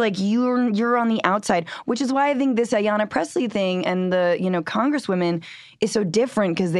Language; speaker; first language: English; native; English